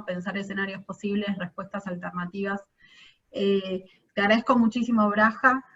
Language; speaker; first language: Spanish; native; Spanish